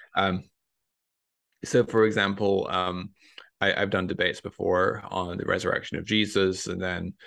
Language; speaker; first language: English; native; English